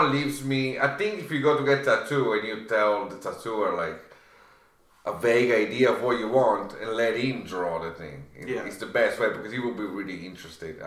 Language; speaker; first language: English; non-native, fluent; Italian